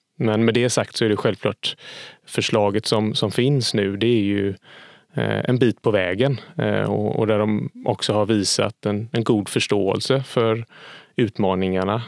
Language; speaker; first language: Swedish; native; Swedish